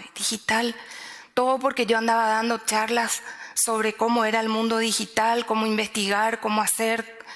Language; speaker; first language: Spanish; native; Spanish